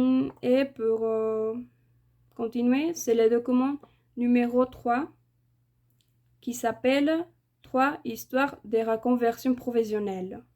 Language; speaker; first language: French; non-native, fluent; Spanish